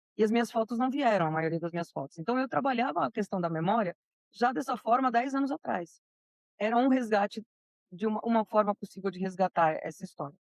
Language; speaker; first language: Portuguese; early bilingual, other home language; Spanish